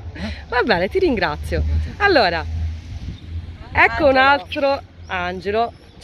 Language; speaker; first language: Italian; native; Italian